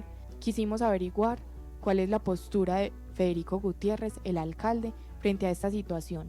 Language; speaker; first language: Spanish; native; Spanish